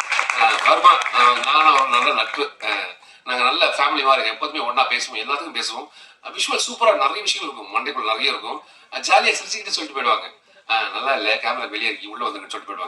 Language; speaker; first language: Tamil; native; Tamil